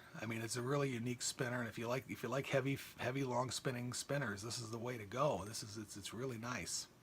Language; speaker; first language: English; native; English